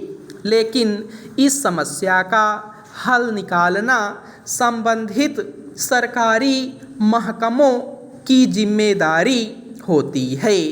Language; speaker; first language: Hindi; native; Hindi